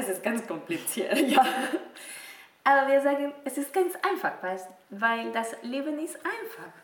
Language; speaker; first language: German; non-native, fluent; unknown